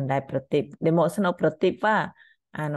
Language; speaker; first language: Japanese; non-native, learner; Khmer